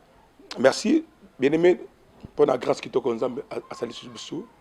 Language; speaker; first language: French; non-native, local second language; Lingala